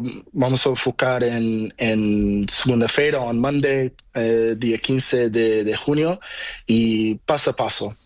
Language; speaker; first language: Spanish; non-native, learner; Portuguese